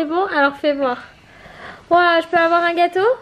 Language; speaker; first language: French; native; French